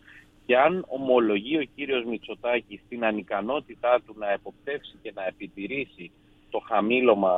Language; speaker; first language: Greek; native; Greek